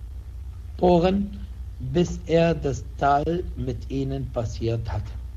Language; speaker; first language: German; non-native, fluent; Arabic